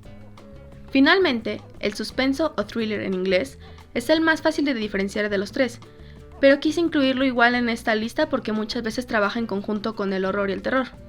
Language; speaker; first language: Spanish; native; Spanish